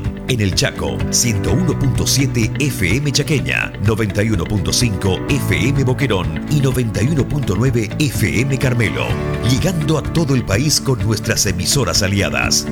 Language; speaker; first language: Spanish; native; Spanish